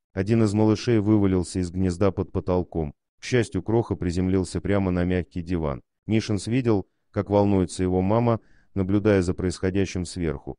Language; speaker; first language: Russian; native; Russian